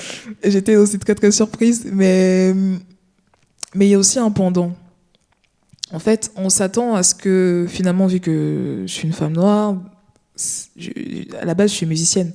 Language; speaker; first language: French; native; French